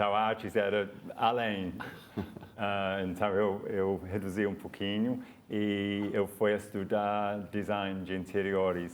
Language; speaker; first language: Portuguese; non-native, fluent; English